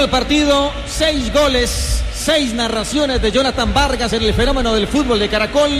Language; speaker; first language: Spanish; native; Spanish